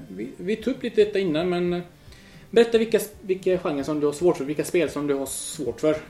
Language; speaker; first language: Swedish; early bilingual, other home language; Spanish